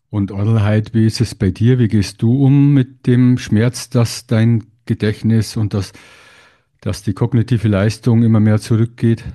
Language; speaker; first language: German; native; German